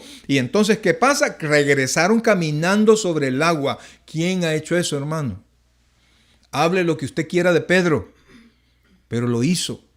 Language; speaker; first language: Spanish; native; Spanish